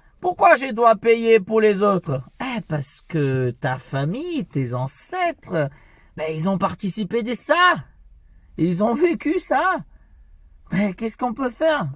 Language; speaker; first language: French; non-native, fluent; Portuguese